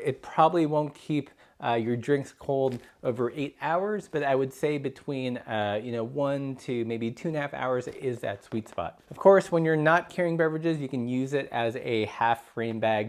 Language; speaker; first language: English; native; English